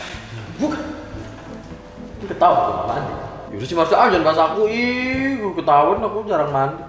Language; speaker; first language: Indonesian; native; Indonesian